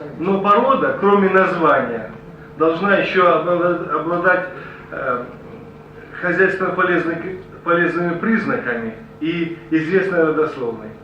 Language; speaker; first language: Russian; native; Russian